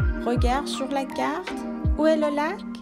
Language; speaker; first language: French; non-native, fluent; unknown